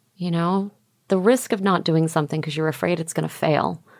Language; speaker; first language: English; native; English